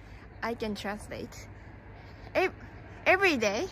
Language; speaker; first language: English; non-native, learner; Japanese